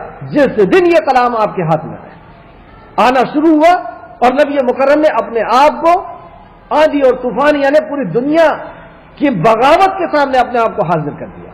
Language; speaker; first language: Urdu; native; Urdu